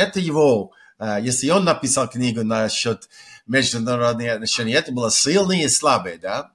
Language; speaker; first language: Russian; non-native, fluent; English